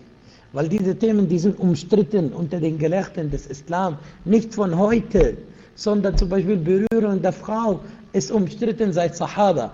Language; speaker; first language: German; non-native, fluent; Arabic